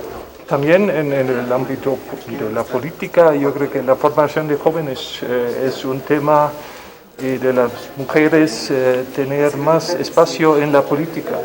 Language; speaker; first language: Spanish; non-native, fluent; German